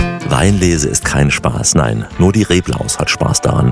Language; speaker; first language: German; native; German